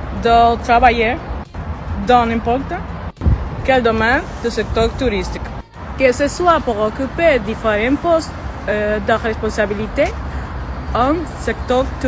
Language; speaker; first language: French; non-native, learner; Spanish